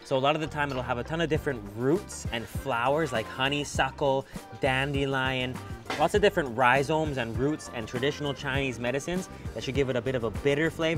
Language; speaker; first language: English; native; English